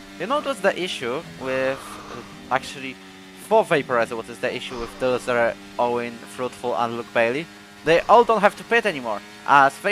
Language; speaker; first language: English; non-native, fluent; Polish